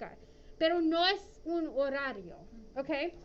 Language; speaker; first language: Spanish; non-native, fluent; English